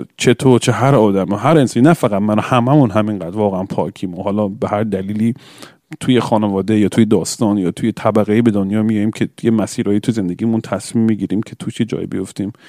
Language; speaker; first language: Persian; early bilingual, heritage; English